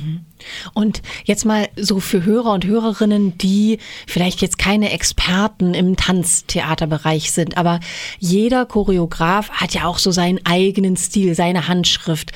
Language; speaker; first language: German; native; German